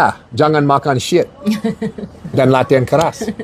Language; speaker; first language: Indonesian; non-native, learner; English